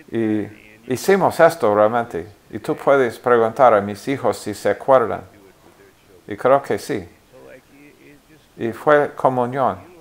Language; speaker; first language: Spanish; non-native, fluent; English